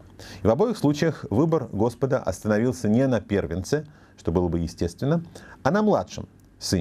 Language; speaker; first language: Russian; native; Russian